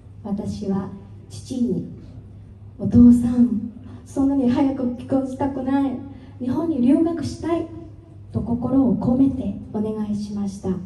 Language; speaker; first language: Japanese; non-native, fluent; Vietnamese